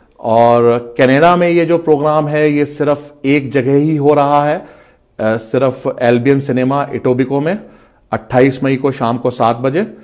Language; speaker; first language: Hindi; native; Hindi